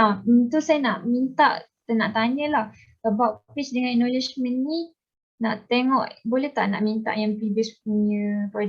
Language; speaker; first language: Malay; native; Malay